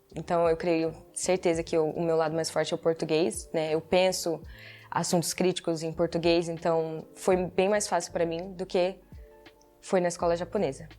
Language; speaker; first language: Portuguese; early bilingual, heritage; Portuguese